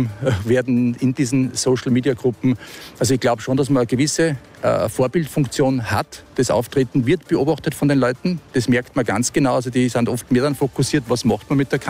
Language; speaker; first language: German; native; German